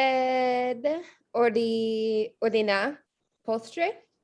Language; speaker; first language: Spanish; non-native, learner; English